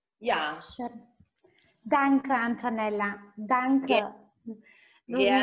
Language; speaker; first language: German; non-native, fluent; Italian